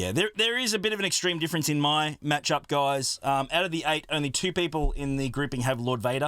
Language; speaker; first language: English; native; English